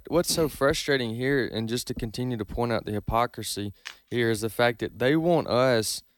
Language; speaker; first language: English; native; English